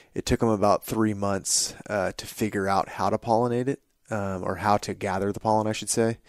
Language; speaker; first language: English; native; English